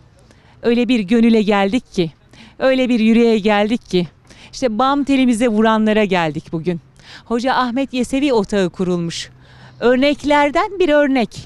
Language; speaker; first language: Turkish; native; Turkish